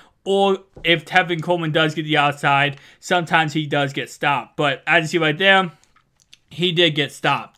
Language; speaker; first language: English; native; English